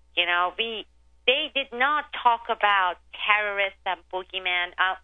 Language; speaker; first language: English; non-native, fluent; Turkish